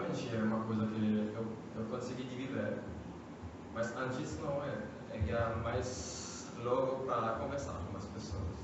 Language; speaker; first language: Portuguese; non-native, fluent; French